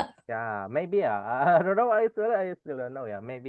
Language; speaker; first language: English; non-native, fluent; Indonesian